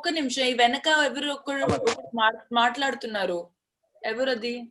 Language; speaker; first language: Telugu; non-native, learner; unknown